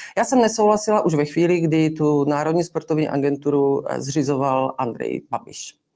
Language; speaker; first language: Czech; native; Czech